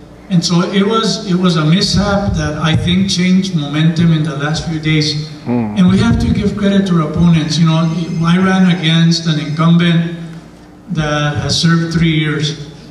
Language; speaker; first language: English; native; English